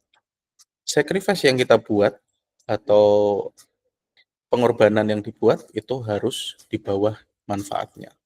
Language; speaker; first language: Indonesian; native; Indonesian